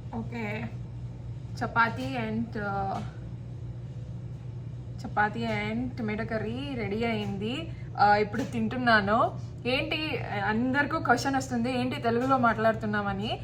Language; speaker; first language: Telugu; non-native, local second language; Kannada